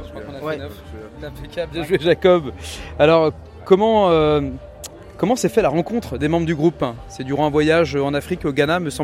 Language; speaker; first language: French; native; French